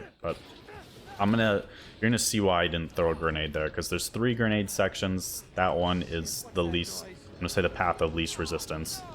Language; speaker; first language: English; native; English